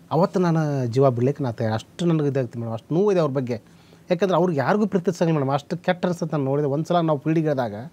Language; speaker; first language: Kannada; native; Kannada